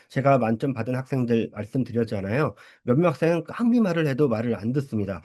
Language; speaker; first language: Korean; early bilingual, heritage; Korean